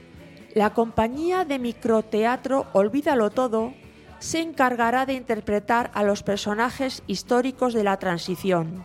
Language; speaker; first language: Spanish; native; Spanish